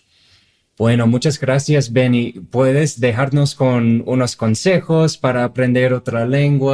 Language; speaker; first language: Spanish; non-native, fluent; English